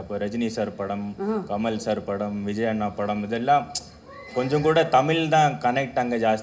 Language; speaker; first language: Tamil; non-native, learner; Malayalam